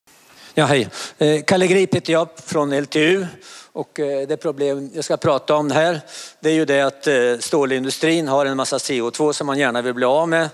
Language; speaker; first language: Swedish; native; Swedish